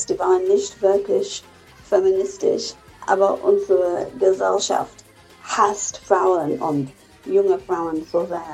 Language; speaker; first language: German; non-native, fluent; English